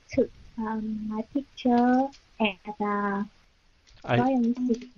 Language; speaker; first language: English; non-native, learner; Vietnamese